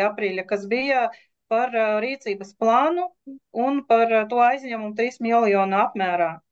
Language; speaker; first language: Latvian; non-native, local second language; Russian